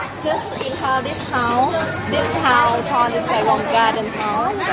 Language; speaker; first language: English; non-native, learner; Vietnamese